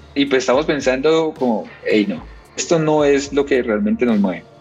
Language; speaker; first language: Spanish; native; Spanish